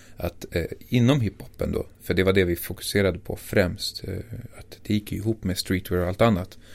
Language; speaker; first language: Swedish; native; Swedish